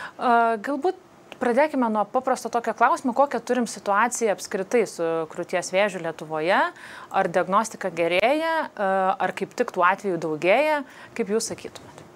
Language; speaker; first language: Lithuanian; native; Lithuanian